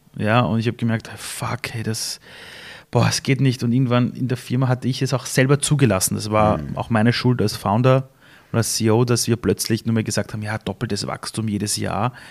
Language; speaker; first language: German; early bilingual, other home language; Persian